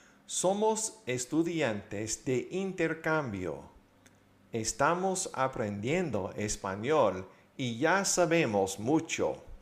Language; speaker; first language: Spanish; non-native, fluent; English